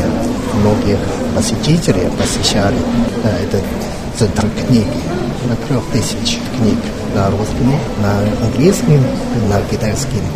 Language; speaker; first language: Russian; non-native, fluent; Chinese